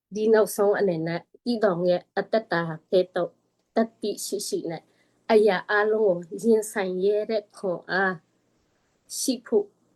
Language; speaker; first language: Burmese; non-native, local second language; Tedim Chin